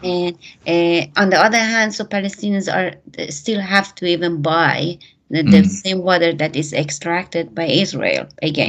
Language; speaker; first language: English; non-native, fluent; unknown